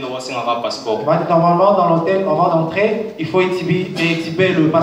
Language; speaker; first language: French; non-native, local second language; Lingala